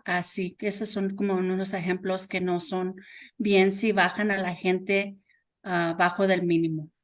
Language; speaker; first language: Spanish; early bilingual, heritage; Spanish